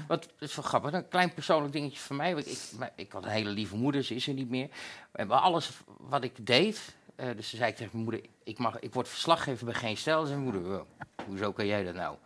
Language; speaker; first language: Dutch; native; Dutch